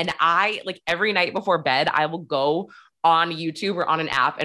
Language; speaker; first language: English; native; English